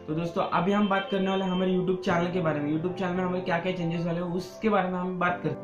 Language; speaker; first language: Hindi; non-native, local second language; Marathi